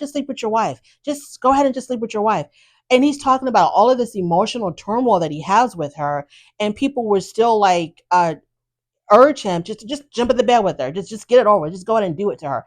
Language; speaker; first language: English; native; English